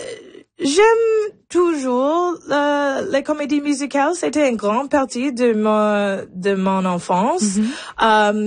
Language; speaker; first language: French; non-native, local second language; English